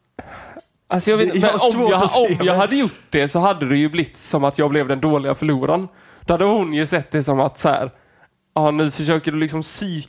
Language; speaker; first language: Swedish; native; Swedish